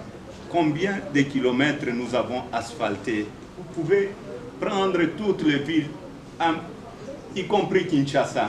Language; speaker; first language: French; non-native, local second language; Swahili